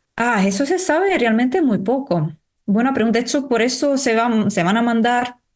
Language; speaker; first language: Spanish; non-native, fluent; Italian